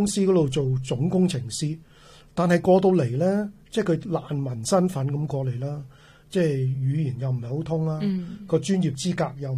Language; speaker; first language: Cantonese; native; Cantonese